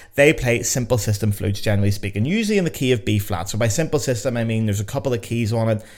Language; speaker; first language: English; native; English